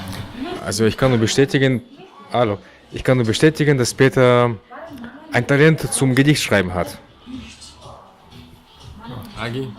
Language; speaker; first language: German; native; German